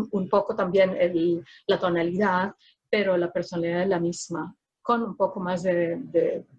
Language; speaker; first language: Spanish; non-native, fluent; Filipino